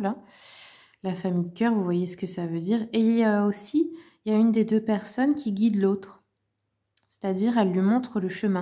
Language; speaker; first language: French; native; French